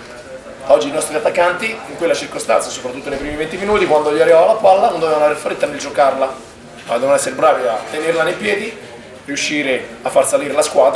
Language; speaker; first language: Italian; native; Italian